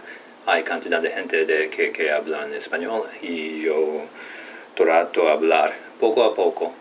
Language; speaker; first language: Spanish; non-native, learner; Japanese